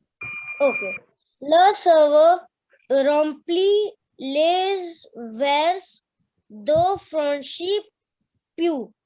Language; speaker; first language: French; non-native, learner; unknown